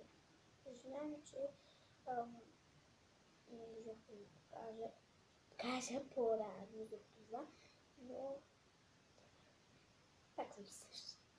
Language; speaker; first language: Bulgarian; native; Bulgarian